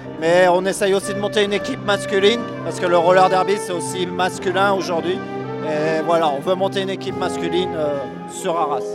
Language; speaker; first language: French; native; French